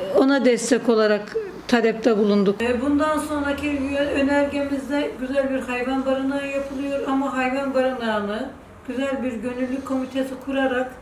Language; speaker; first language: Turkish; native; Turkish